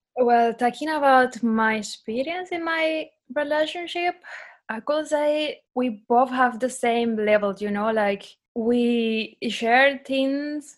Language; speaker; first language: English; non-native, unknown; Spanish